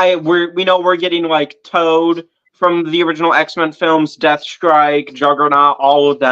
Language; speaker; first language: English; native; English